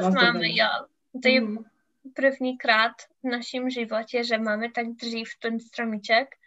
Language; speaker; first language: Czech; non-native, learner; English